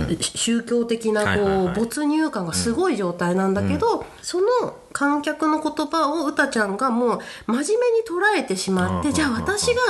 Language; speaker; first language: Japanese; native; Japanese